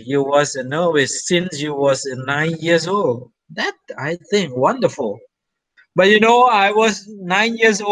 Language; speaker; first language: English; non-native, fluent; Thai